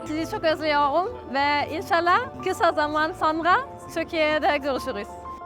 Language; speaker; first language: Turkish; non-native, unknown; German